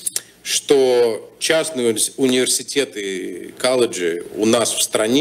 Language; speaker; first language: Russian; native; Russian